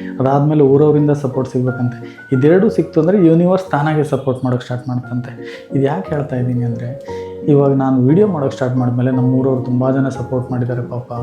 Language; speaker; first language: Kannada; native; Kannada